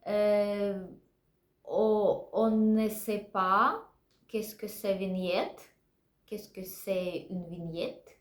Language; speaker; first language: French; non-native, learner; Russian